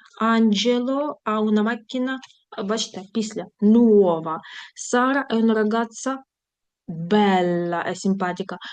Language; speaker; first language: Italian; non-native, fluent; Ukrainian